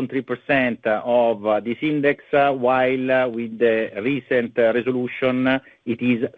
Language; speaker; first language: English; non-native, fluent; Italian